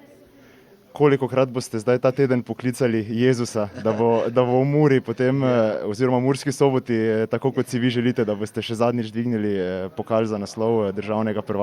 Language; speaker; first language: Slovenian; native; Slovenian